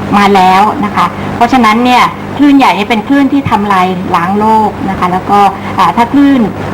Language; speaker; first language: Thai; native; Thai